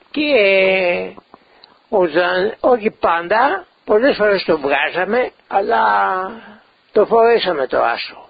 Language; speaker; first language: Greek; non-native, local second language; Ladino